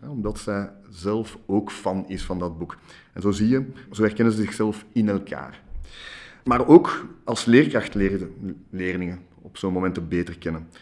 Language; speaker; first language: Dutch; non-native, local second language; French